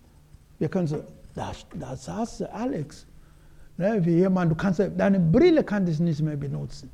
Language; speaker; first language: German; non-native, learner; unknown